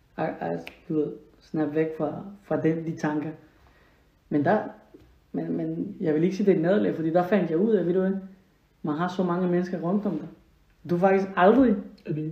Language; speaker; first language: Danish; non-native, fluent; Spanish